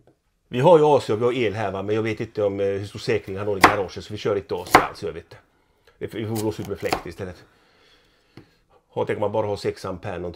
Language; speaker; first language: Swedish; native; Swedish